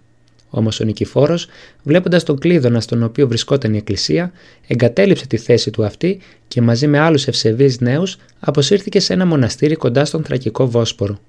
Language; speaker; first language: Greek; native; Greek